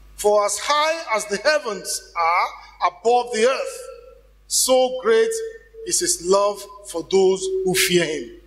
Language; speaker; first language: English; non-native, local second language; Yoruba